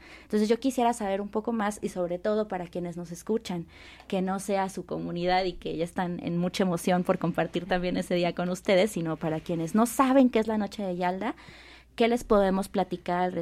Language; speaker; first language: Spanish; native; Spanish